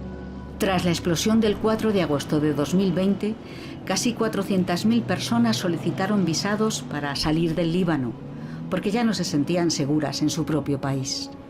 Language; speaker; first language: Spanish; native; Spanish